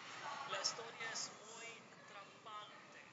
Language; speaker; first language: Spanish; non-native, learner; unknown